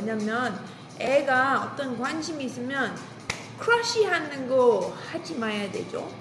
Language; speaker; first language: Korean; non-native, learner; English